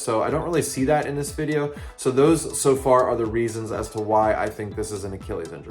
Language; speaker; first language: English; native; English